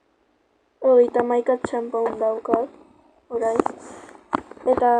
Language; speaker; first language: Basque; non-native, local second language; Spanish